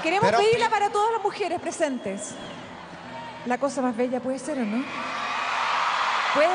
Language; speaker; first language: Spanish; native; Spanish